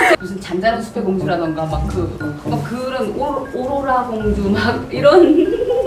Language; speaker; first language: Korean; native; Korean